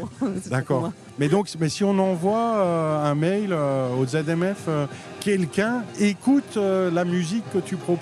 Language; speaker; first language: French; native; French